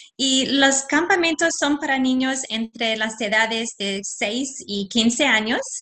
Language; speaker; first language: Spanish; non-native, fluent; English